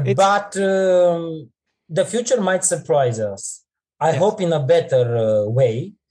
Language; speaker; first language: English; non-native, fluent; Romanian